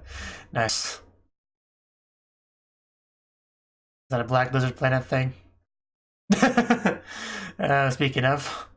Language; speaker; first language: English; native; English